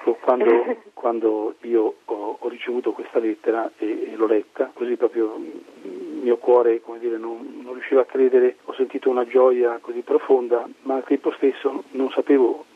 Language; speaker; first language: Italian; native; Italian